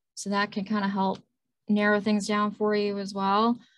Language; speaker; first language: English; native; English